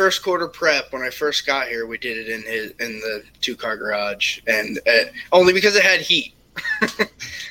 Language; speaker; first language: English; native; English